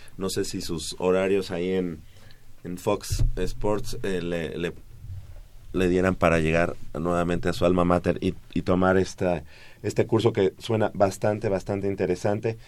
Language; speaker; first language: Spanish; native; Spanish